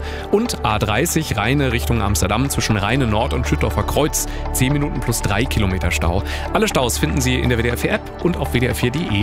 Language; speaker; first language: German; native; German